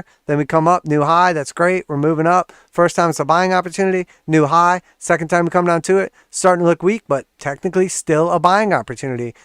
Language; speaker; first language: English; native; English